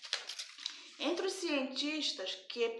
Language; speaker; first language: Portuguese; native; Portuguese